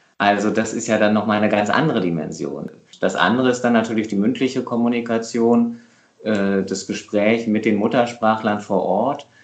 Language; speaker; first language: German; native; German